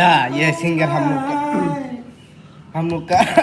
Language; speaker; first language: Hindi; non-native, local second language; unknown